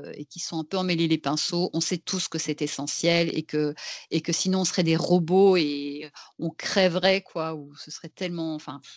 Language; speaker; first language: French; native; French